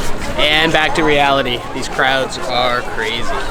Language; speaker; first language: English; native; English